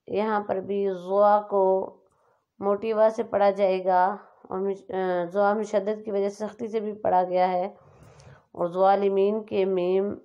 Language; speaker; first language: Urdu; native; Urdu